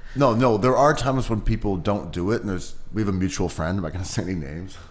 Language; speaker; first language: English; native; English